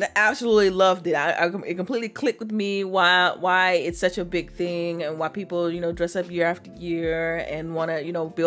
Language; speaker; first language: English; native; English